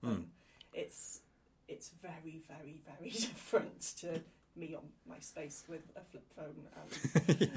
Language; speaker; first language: English; native; English